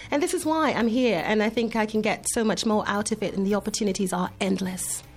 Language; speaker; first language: English; native; English